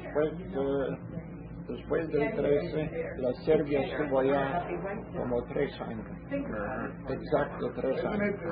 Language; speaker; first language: Spanish; early bilingual, heritage; Ladino